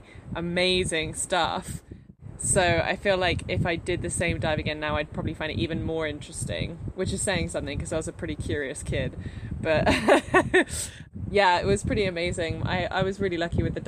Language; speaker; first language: English; native; English